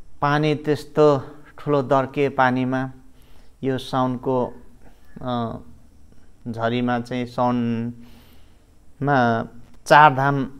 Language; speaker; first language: Nepali; non-native, local second language; Limbu